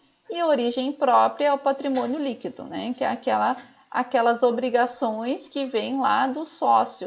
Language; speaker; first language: Portuguese; native; Portuguese